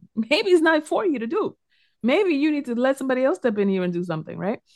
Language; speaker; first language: English; early bilingual, other home language; Spanish